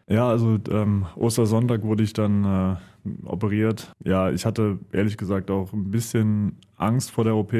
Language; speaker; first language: German; native; German